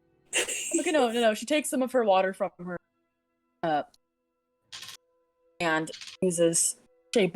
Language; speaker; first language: English; native; English